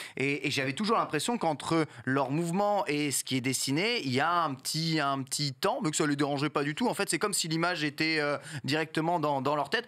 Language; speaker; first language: French; native; French